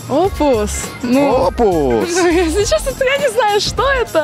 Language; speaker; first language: Russian; native; Russian